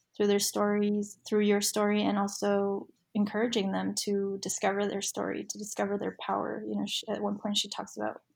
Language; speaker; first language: English; early bilingual, other home language; Spanish